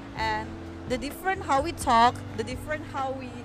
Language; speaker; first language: English; non-native, fluent; Malay